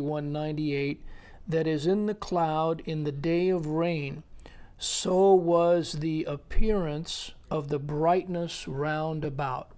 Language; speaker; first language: English; native; English